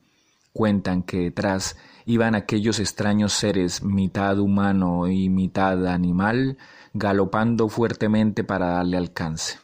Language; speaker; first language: Spanish; native; Spanish